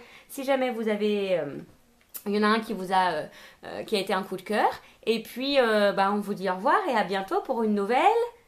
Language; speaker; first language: French; native; French